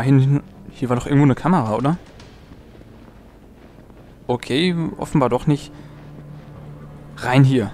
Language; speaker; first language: German; native; German